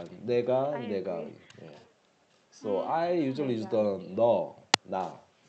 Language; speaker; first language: English; non-native, learner; Korean